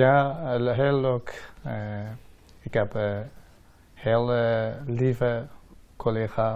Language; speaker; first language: Dutch; non-native, learner; Persian